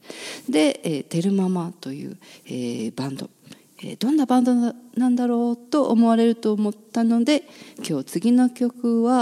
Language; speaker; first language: Japanese; native; Japanese